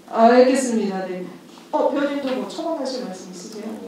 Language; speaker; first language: Korean; native; Korean